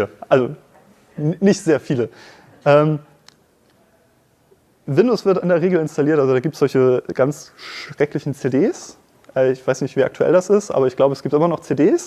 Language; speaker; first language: German; native; German